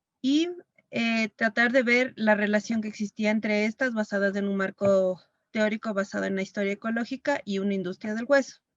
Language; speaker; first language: Spanish; native; Spanish